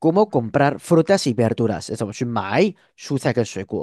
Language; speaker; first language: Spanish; non-native, fluent; Chinese